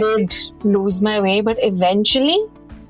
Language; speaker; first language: English; non-native, local second language; Punjabi